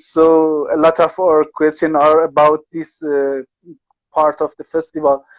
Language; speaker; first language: English; non-native, learner; Persian